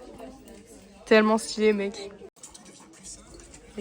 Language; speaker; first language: French; native; French